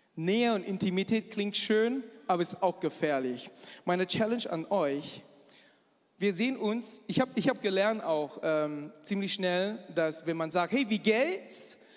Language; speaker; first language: German; non-native, fluent; Chinese